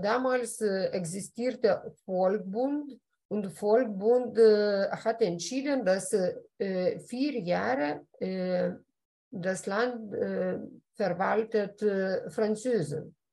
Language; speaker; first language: German; non-native, fluent; Lithuanian